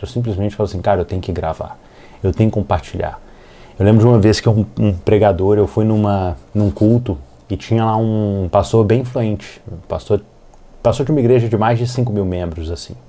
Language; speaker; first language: Portuguese; native; Portuguese